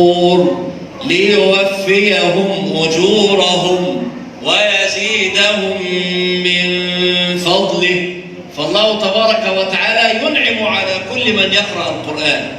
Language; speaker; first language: Arabic; native; Arabic